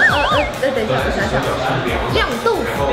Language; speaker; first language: Chinese; native; Chinese